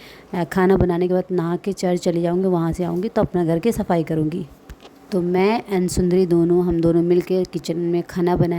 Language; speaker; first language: Hindi; native; Hindi